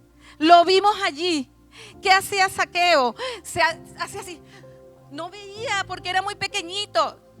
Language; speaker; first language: Spanish; native; Spanish